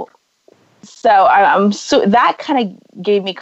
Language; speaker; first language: English; non-native, local second language; Cebuano